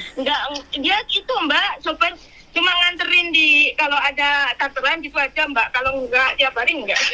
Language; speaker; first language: Indonesian; non-native, local second language; Javanese